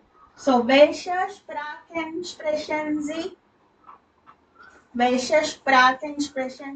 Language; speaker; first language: German; non-native, fluent; Hindi